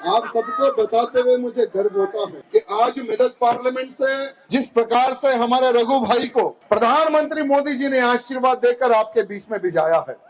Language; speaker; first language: Hindi; non-native, local second language; Telugu